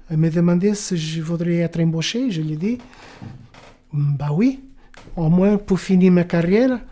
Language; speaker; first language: French; non-native, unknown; Portuguese